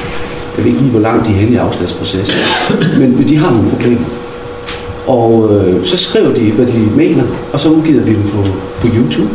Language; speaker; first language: Danish; native; Danish